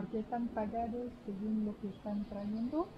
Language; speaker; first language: Spanish; non-native, fluent; French